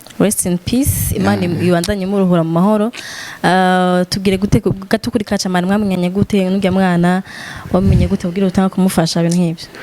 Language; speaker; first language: Rundi; native; Rundi